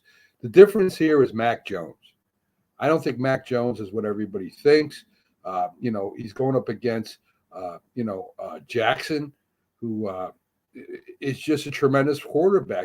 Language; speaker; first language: English; native; English